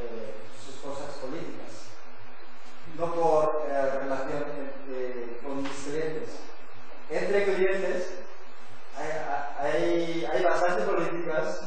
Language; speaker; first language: Spanish; non-native, learner; Korean